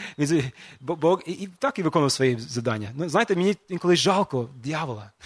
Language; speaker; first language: Ukrainian; non-native, fluent; English